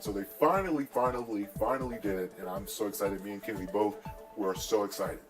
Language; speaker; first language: English; native; English